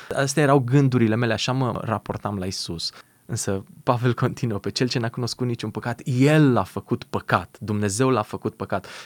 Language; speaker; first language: Romanian; native; Romanian